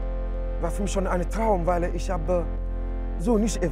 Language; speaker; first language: German; non-native, learner; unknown